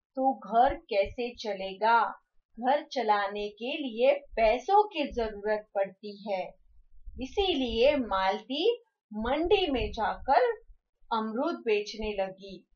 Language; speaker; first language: Hindi; non-native, local second language; Marathi